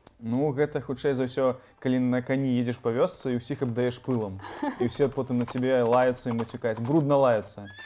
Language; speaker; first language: Belarusian; native; Belarusian